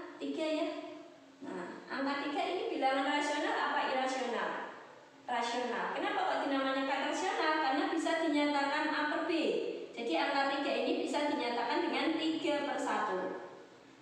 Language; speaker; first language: Indonesian; native; Indonesian